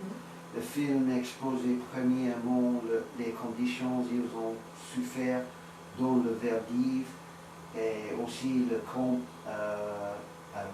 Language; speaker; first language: French; non-native, learner; English